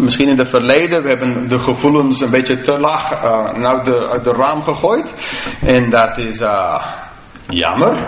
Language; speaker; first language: Dutch; non-native, fluent; English